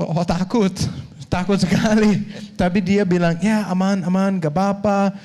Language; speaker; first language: Indonesian; non-native, learner; Danish